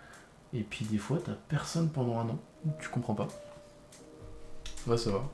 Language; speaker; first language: French; native; French